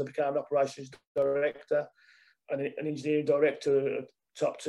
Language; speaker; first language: English; native; English